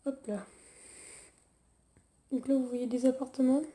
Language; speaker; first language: French; native; French